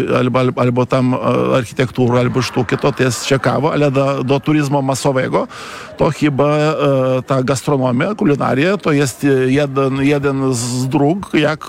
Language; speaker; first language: Polish; non-native, fluent; Lithuanian